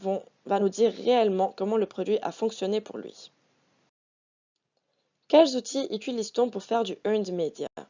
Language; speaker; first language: French; native; French